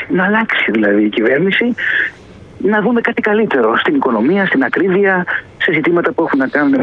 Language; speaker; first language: Greek; native; Greek